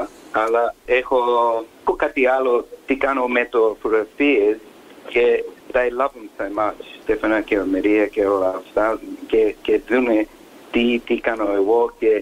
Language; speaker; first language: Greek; early bilingual, heritage; English